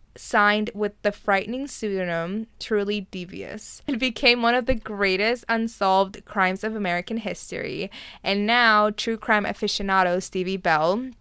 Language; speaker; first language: English; early bilingual, other home language; Spanish